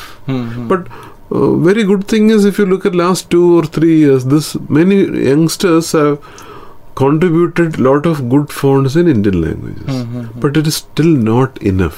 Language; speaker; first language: English; non-native, local second language; Malayalam